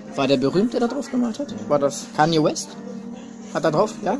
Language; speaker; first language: German; native; German